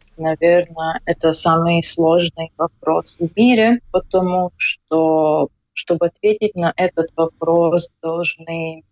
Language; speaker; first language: Russian; non-native, local second language; Latvian